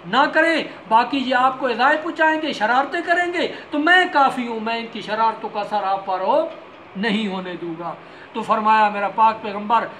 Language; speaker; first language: Urdu; non-native, local second language; Punjabi